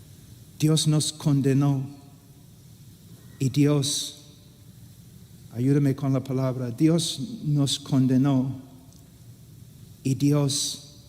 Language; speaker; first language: Spanish; non-native, fluent; English